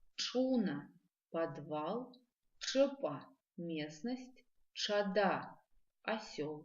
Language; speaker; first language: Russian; non-native, local second language; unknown